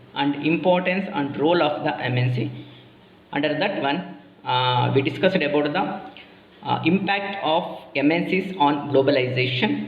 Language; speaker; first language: English; non-native, local second language; Kannada